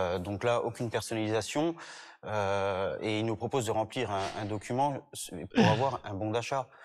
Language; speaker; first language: French; native; French